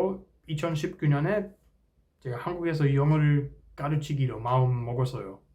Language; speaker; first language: Korean; non-native, fluent; English